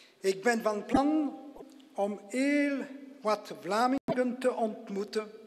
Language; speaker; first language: Dutch; non-native, local second language; French